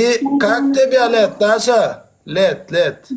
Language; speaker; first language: Russian; non-native, learner; Turkmen